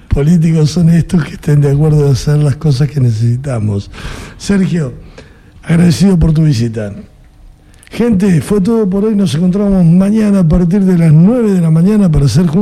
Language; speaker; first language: Spanish; native; Spanish